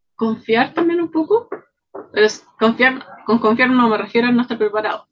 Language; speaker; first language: Spanish; native; Spanish